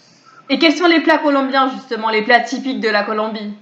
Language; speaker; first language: French; native; French